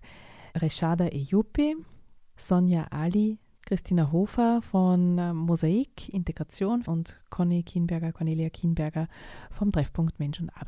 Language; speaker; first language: German; native; German